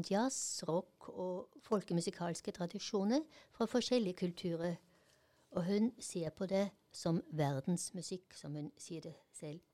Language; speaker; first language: Norwegian; non-native, fluent; German